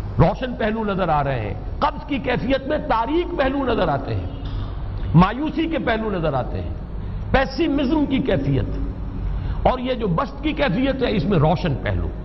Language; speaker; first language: Urdu; native; Urdu